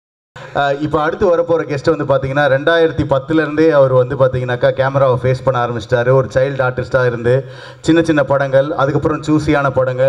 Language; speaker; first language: Tamil; native; Tamil